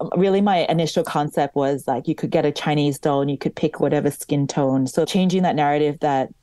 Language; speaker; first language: English; native; English